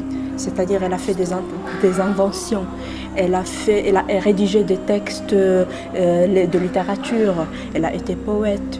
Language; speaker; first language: French; non-native, local second language; Arabic